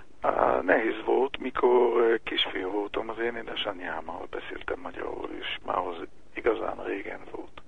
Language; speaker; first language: Hungarian; early bilingual, heritage; Hebrew